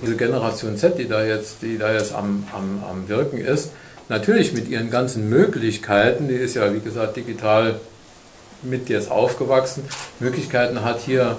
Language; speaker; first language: German; native; German